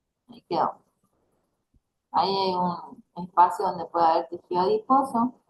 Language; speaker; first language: Spanish; native; Spanish